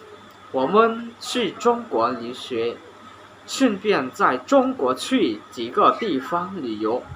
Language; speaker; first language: Chinese; non-native, learner; Hmong